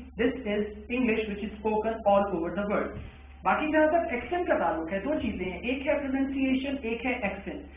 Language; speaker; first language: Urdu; native; Urdu